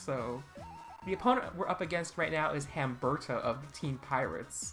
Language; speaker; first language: English; native; English